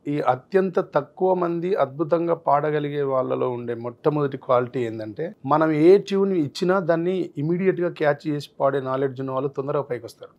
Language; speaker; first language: Telugu; native; Telugu